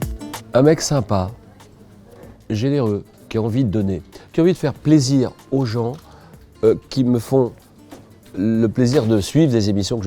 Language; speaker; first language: French; native; French